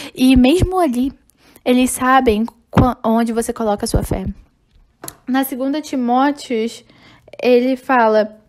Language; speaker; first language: Portuguese; non-native, fluent; English